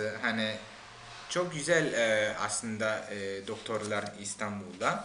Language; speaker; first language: Turkish; non-native, fluent; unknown